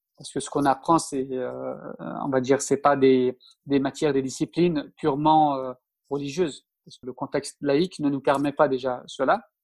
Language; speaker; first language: French; early bilingual, other home language; Turkish